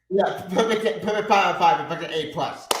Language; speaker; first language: English; native; English